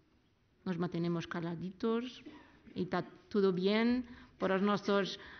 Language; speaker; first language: Spanish; non-native, learner; Portuguese